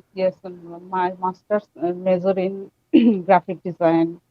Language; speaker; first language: English; non-native, learner; Bangla